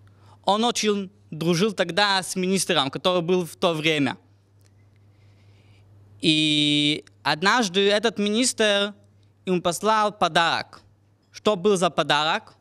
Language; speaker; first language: Russian; non-native, fluent; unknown